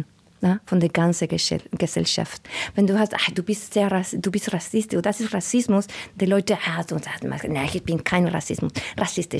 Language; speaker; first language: German; non-native, learner; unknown